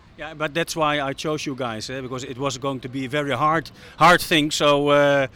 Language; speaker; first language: English; non-native, fluent; Dutch